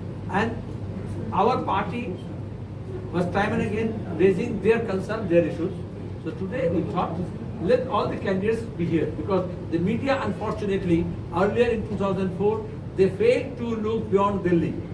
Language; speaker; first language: English; non-native, local second language; Bangla